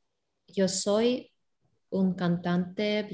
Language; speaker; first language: Spanish; non-native, learner; Russian